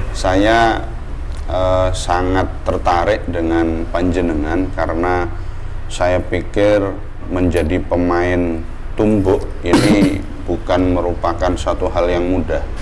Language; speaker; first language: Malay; non-native, local second language; Javanese